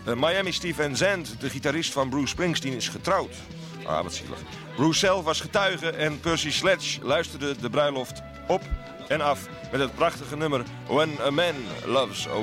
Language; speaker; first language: Dutch; native; Dutch